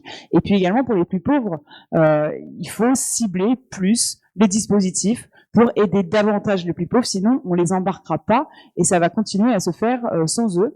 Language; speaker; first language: French; native; French